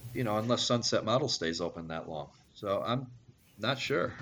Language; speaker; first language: English; native; English